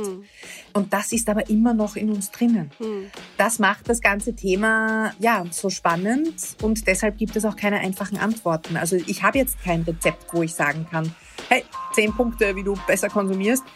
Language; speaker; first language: German; native; German